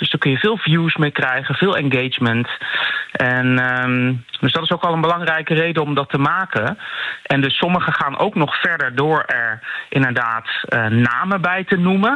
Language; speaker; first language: Dutch; native; Dutch